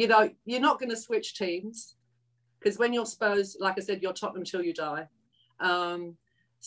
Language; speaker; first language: English; native; English